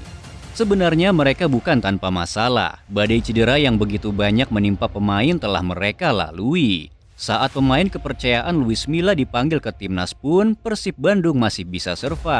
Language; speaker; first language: Indonesian; native; Indonesian